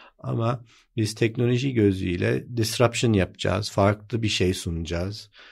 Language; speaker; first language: Turkish; early bilingual, heritage; Turkish